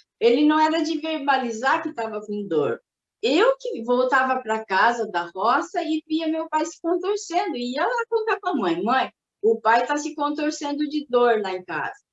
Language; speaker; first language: Portuguese; early bilingual, other home language; Japanese